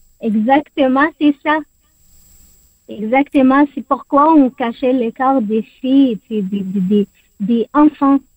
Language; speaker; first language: French; non-native, learner; Arabic